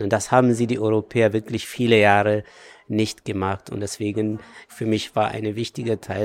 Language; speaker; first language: German; non-native, fluent; Amharic